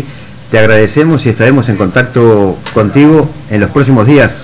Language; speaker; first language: Spanish; native; Spanish